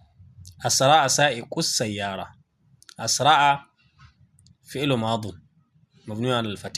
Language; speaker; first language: Arabic; non-native, fluent; Hausa